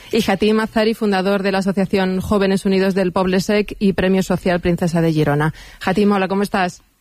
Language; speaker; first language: Spanish; native; Spanish